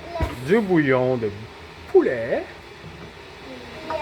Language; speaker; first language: French; native; French